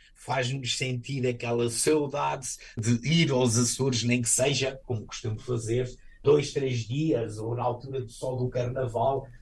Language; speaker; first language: Portuguese; native; Portuguese